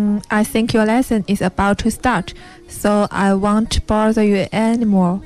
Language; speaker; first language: English; non-native, learner; Chinese